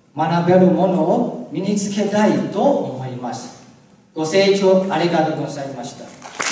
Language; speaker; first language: Japanese; non-native, learner; Chinese